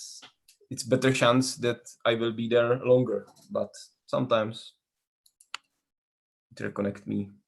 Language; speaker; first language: English; non-native, learner; Czech